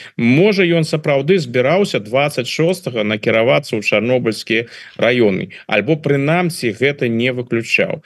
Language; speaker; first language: Belarusian; non-native, local second language; Russian